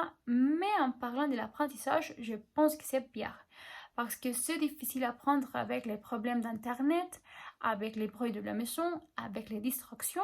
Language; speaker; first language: French; non-native, learner; Spanish